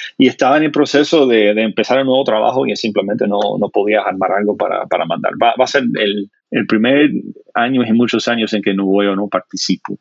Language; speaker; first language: Spanish; non-native, fluent; English